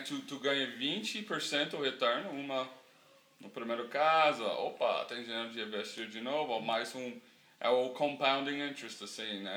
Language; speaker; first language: Portuguese; non-native, learner; English